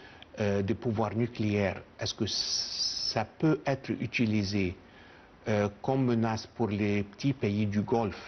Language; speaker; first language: French; non-native, fluent; Arabic